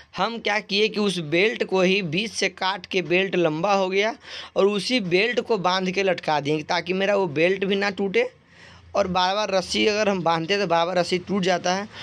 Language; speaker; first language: Hindi; native; Hindi